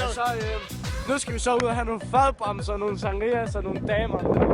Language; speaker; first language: Danish; native; Danish